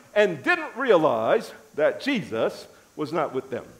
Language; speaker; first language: English; native; English